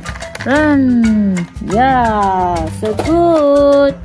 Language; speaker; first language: English; non-native, learner; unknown